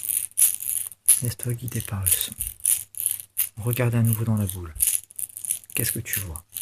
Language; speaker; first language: French; native; French